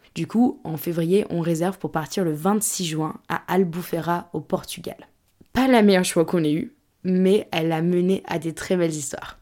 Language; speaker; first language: French; native; French